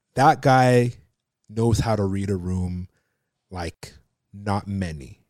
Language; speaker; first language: English; native; English